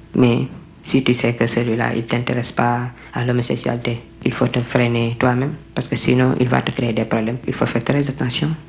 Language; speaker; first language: French; non-native, local second language; Wolof